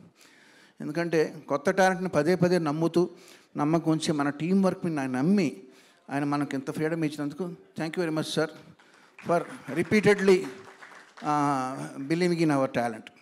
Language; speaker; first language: Telugu; native; Telugu